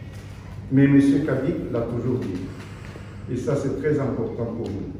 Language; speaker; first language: French; non-native, fluent; Portuguese